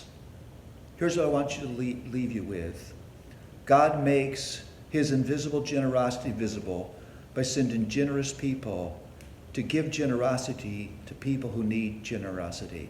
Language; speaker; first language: English; native; English